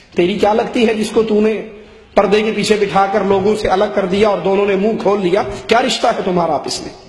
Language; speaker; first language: Urdu; non-native, local second language; Punjabi